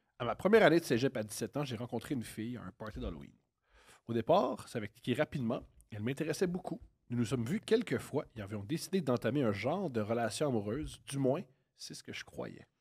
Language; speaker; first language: French; native; French